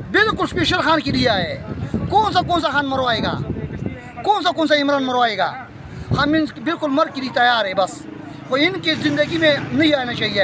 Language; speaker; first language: Hindi; non-native, local second language; Pashto